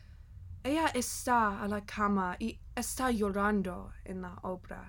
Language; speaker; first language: Spanish; non-native, learner; English